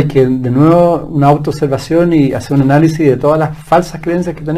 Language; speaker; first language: Spanish; native; Spanish